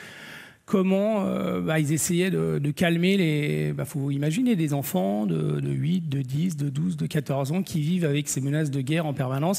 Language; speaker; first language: French; native; French